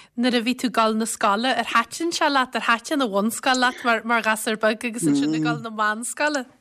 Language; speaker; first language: Irish; native; Irish